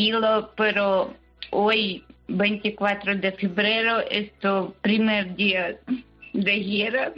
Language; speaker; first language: Spanish; non-native, learner; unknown